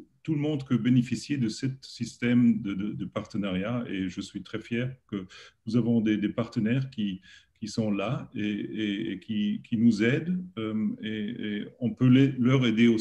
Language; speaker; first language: French; non-native, learner; German